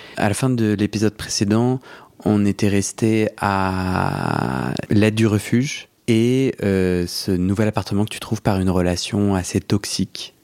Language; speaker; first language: French; native; French